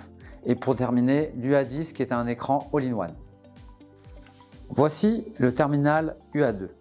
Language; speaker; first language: French; native; French